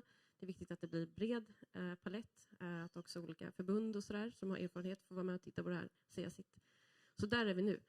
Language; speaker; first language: Swedish; native; Swedish